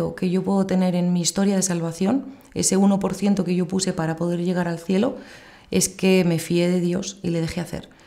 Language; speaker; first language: Spanish; native; Spanish